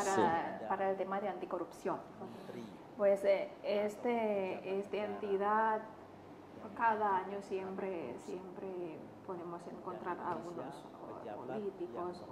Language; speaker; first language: Spanish; non-native, fluent; Indonesian